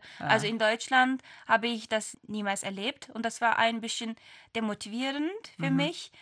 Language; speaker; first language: German; non-native, learner; Turkish